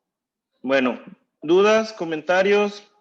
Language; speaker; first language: Spanish; native; Spanish